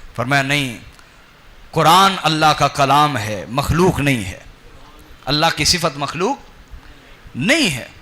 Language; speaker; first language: Urdu; non-native, local second language; Punjabi